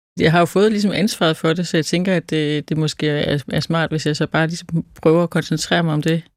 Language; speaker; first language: Danish; native; Danish